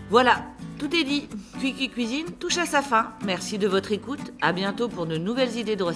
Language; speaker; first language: French; native; French